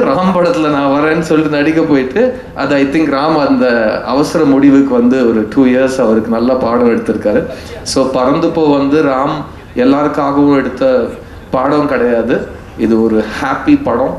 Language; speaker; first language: Tamil; native; Tamil